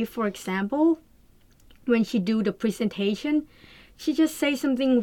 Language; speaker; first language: English; non-native, learner; Thai